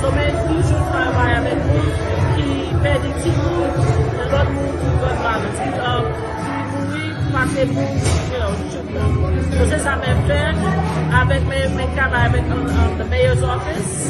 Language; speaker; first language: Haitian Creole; early bilingual, heritage; Haitian Creole